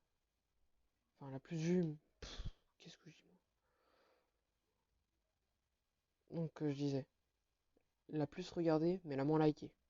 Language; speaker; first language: French; native; French